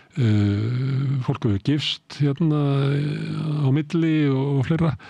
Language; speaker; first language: Icelandic; native; Icelandic